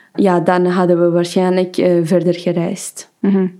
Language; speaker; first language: Dutch; non-native, fluent; Persian